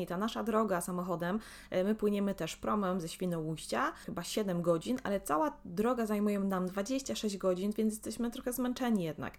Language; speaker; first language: Polish; native; Polish